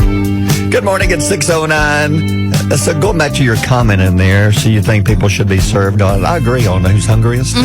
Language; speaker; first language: English; native; English